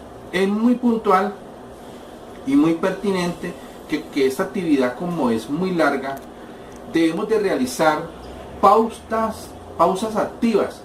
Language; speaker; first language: Spanish; native; Spanish